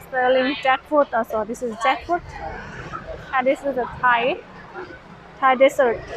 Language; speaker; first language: English; non-native, learner; Thai